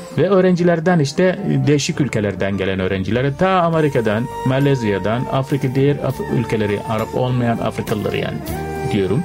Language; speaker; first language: Turkish; non-native, fluent; Arabic